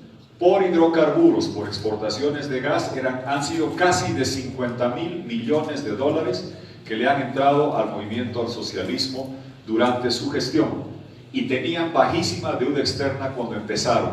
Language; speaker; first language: Spanish; native; Spanish